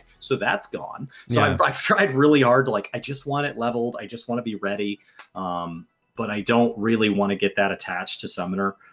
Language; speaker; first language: English; native; English